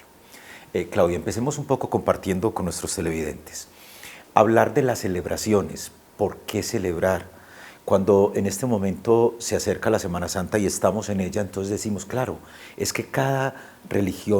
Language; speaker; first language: Spanish; native; Spanish